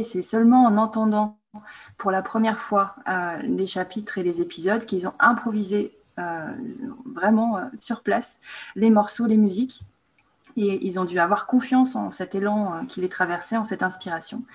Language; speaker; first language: French; native; French